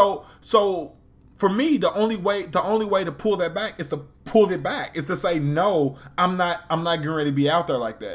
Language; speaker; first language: English; native; English